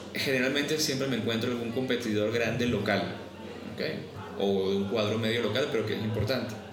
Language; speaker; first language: Spanish; native; Spanish